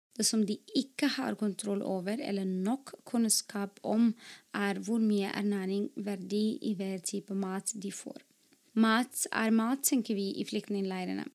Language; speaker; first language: Norwegian; non-native, fluent; Arabic